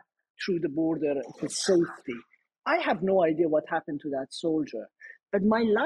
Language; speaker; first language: English; non-native, fluent; Persian